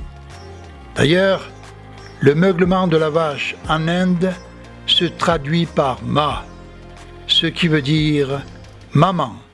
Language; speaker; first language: French; native; French